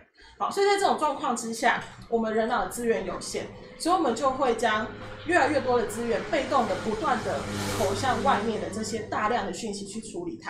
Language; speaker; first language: Chinese; native; Chinese